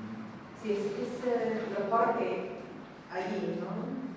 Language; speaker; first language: Spanish; non-native, learner; English